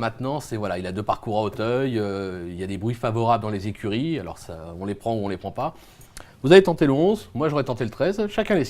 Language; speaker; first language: French; native; French